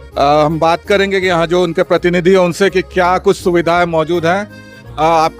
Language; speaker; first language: Hindi; native; Hindi